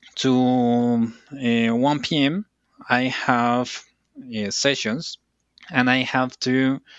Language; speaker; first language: English; non-native, fluent; Spanish